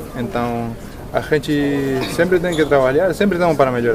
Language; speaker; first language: Portuguese; non-native, fluent; Spanish